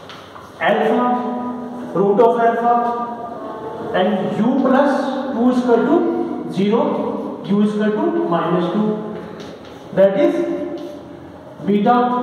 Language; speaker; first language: Hindi; native; Hindi